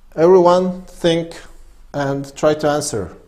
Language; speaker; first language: English; non-native, fluent; Kazakh